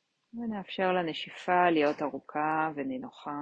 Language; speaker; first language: Hebrew; native; Hebrew